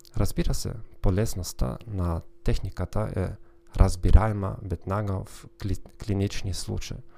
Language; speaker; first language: Bulgarian; non-native, learner; German